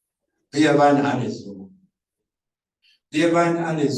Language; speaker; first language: German; non-native, fluent; Rundi